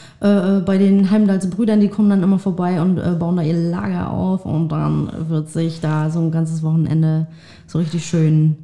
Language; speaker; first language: German; native; German